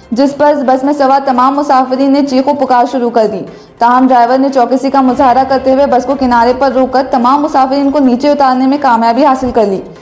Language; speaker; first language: Urdu; native; Urdu